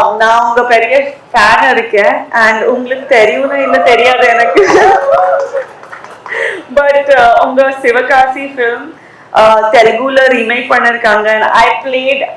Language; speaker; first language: Tamil; non-native, learner; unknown